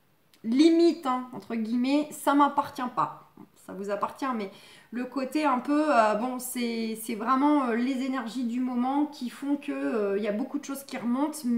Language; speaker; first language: French; native; French